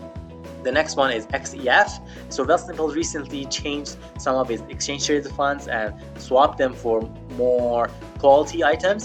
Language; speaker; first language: English; non-native, fluent; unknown